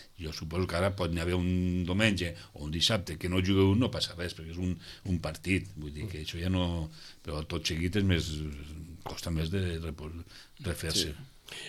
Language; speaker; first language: Catalan; native; Catalan